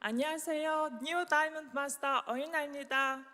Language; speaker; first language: Korean; non-native, learner; Mongolian